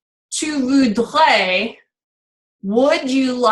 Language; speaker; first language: French; non-native, learner; English